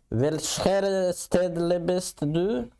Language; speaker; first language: German; non-native, learner; Russian